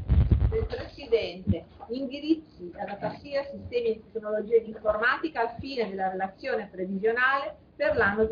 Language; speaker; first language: Italian; native; Italian